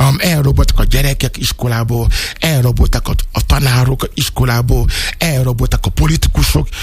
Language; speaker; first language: Hungarian; non-native, learner; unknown